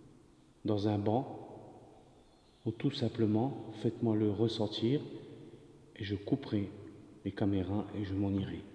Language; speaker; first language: French; native; French